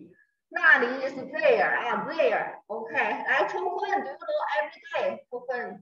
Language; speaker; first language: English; non-native, learner; Chinese